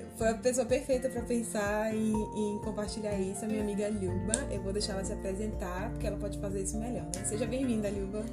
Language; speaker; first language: Portuguese; native; Portuguese